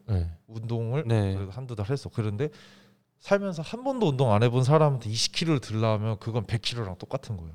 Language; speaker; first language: Korean; native; Korean